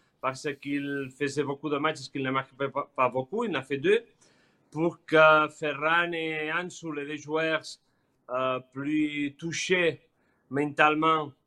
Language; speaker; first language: French; non-native, learner; Spanish